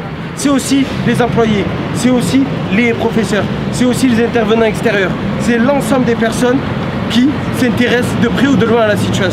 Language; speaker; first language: French; native; French